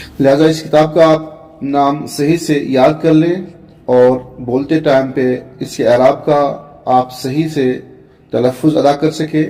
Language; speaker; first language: Urdu; native; Urdu